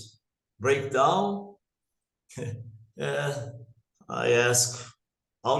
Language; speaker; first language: English; non-native, learner; Portuguese